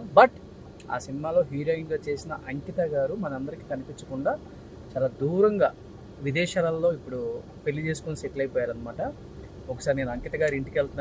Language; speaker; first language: Telugu; native; Telugu